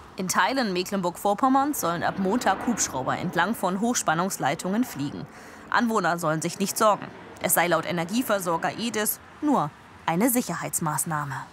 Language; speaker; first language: German; native; German